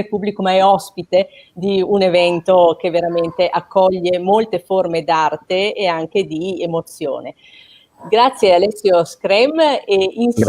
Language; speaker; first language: Italian; native; Italian